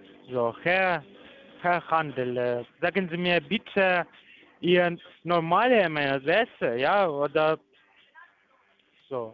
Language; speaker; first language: German; non-native, learner; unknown